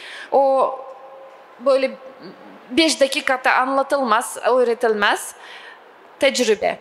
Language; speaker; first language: Turkish; non-native, fluent; Russian